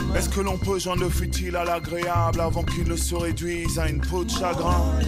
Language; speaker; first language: French; native; French